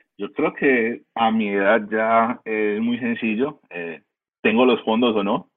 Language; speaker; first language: Spanish; early bilingual, heritage; Spanish